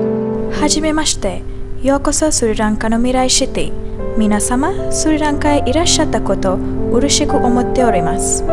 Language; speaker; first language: Japanese; non-native, learner; Sinhala